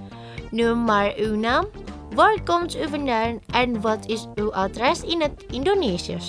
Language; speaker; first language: Dutch; non-native, fluent; Indonesian